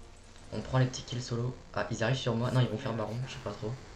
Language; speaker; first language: French; native; French